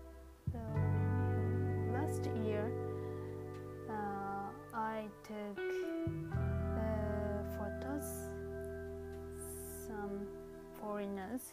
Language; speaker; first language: English; non-native, learner; Japanese